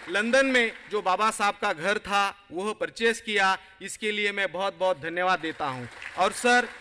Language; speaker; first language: Hindi; non-native, local second language; Marathi